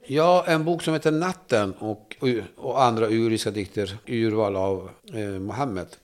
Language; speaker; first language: Swedish; non-native, fluent; Kurdish